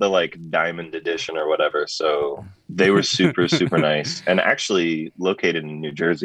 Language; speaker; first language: English; native; English